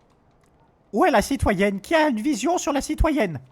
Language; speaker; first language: French; native; French